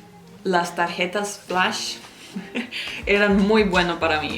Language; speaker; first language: Spanish; non-native, fluent; English